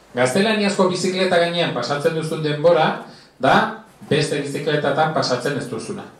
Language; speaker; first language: Basque; non-native, local second language; Spanish